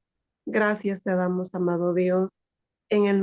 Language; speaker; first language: Spanish; native; Spanish